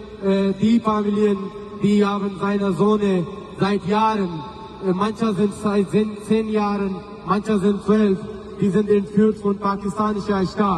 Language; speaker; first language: German; non-native, learner; Baluchi